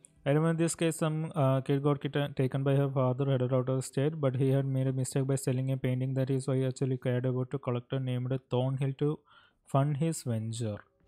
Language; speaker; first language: English; non-native, local second language; Malayalam